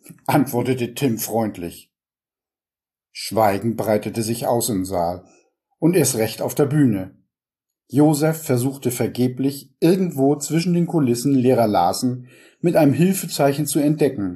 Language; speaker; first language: German; native; German